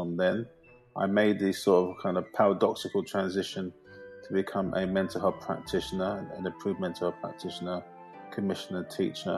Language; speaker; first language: English; native; English